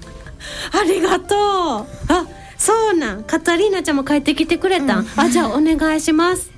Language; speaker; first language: Japanese; native; Japanese